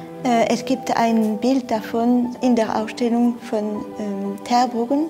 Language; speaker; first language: German; non-native, fluent; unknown